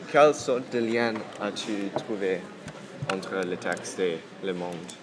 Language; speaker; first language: French; non-native, fluent; English